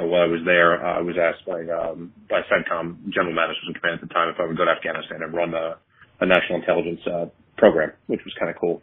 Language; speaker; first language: English; native; English